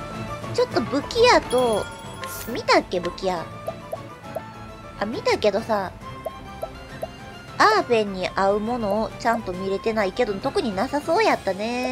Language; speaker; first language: Japanese; native; Japanese